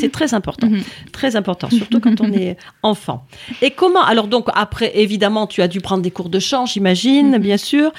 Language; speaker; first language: French; native; French